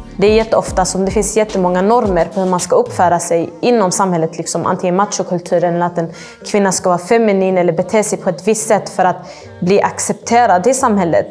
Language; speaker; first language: Swedish; native; Swedish